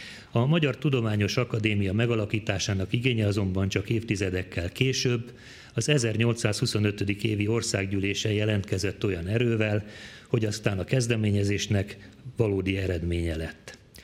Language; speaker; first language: Hungarian; native; Hungarian